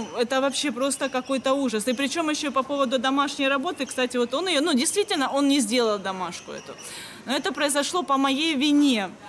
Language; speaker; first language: Russian; native; Russian